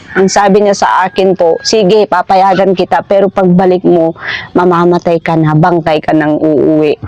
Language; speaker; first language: Filipino; non-native, local second language; Iloko